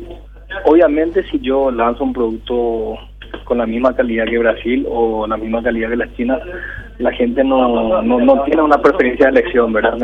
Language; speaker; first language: Spanish; early bilingual, other home language; Korean